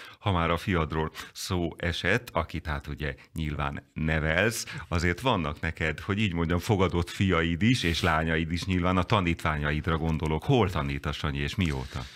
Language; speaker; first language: Hungarian; native; Hungarian